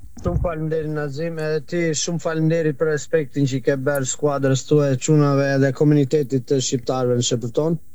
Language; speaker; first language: Albanian; early bilingual, heritage; Albanian